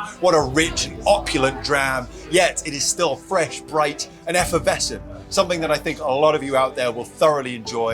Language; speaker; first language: English; native; English